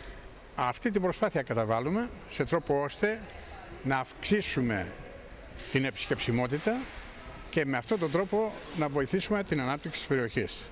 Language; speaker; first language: Greek; native; Greek